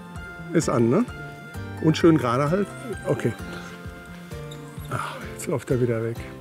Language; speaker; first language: German; native; German